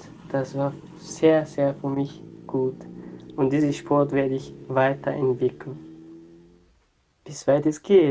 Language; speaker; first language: German; non-native, learner; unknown